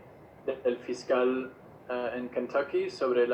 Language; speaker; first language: Spanish; non-native, fluent; English